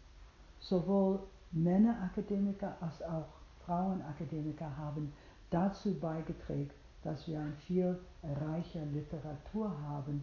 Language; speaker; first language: German; non-native, fluent; English